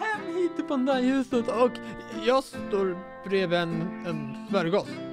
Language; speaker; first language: Swedish; native; Swedish